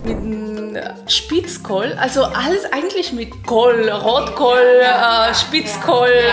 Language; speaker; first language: German; non-native, learner; Spanish